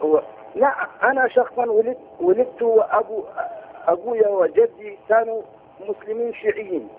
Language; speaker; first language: Arabic; non-native, learner; Persian